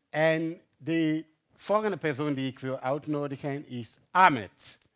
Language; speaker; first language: Dutch; non-native, fluent; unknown